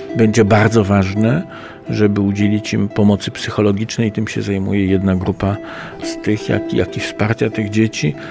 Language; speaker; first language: Polish; native; Polish